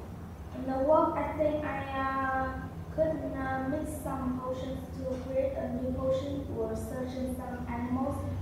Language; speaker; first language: English; non-native, learner; Vietnamese